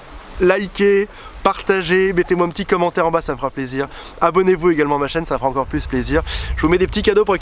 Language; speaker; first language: French; native; French